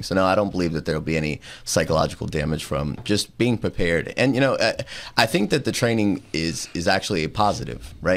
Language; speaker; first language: English; native; English